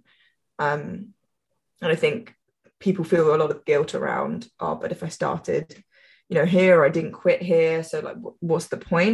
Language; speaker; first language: English; native; English